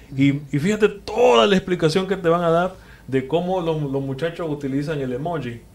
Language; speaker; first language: Spanish; native; Spanish